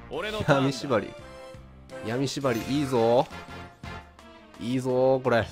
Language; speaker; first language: Japanese; native; Japanese